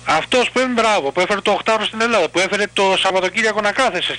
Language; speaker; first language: Greek; native; Greek